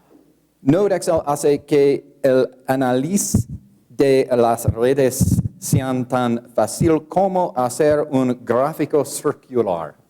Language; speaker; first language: Spanish; non-native, learner; English